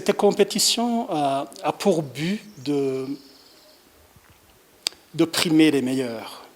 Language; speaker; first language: French; non-native, local second language; Rundi